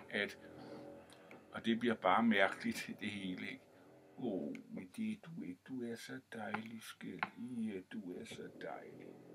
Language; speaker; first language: Danish; native; Danish